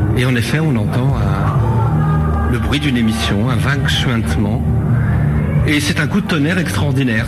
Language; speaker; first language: French; native; French